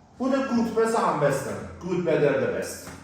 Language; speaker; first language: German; non-native, fluent; Turkish